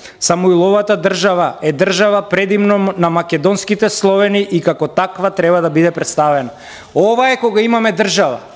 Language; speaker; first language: Macedonian; native; Macedonian